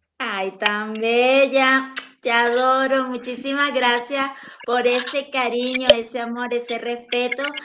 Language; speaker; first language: Spanish; native; Spanish